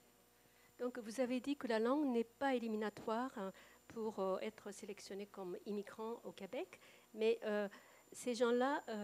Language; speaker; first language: French; non-native, fluent; Japanese